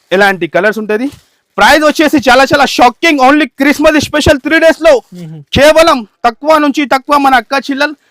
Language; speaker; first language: Telugu; non-native, local second language; Urdu